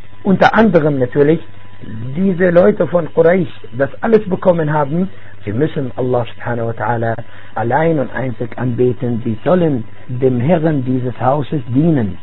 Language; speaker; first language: German; non-native, fluent; Arabic